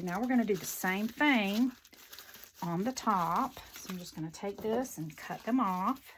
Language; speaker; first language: English; native; English